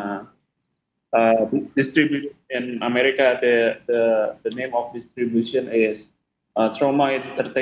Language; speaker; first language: English; non-native, fluent; Indonesian